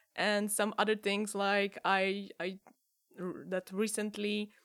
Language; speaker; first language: English; non-native, fluent; Polish